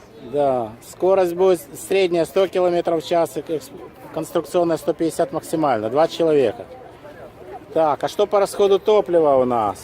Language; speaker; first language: Russian; native; Russian